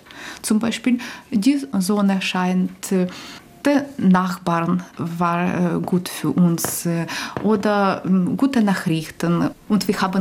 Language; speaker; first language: German; non-native, learner; Ukrainian